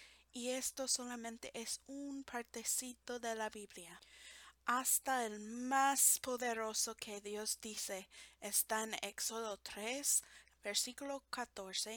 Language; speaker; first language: Spanish; non-native, fluent; English